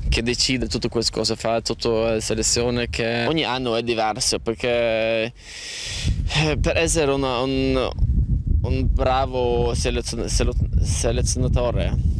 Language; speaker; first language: Italian; non-native, learner; Norwegian